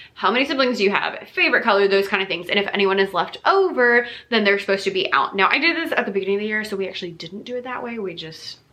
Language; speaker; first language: English; native; English